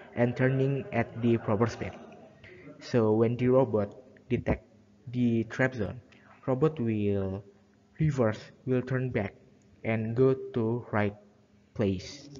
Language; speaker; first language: English; non-native, learner; Indonesian